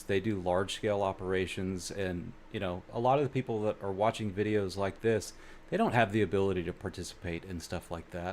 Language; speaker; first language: English; native; English